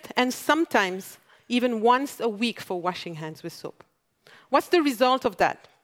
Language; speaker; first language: English; non-native, fluent; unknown